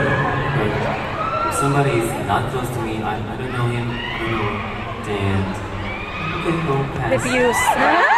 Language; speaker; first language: English; non-native, learner; Korean